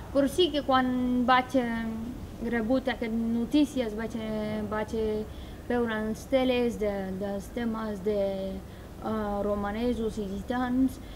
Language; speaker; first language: Catalan; non-native, learner; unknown